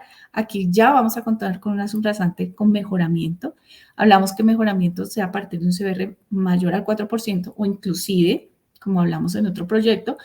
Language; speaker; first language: Spanish; native; Spanish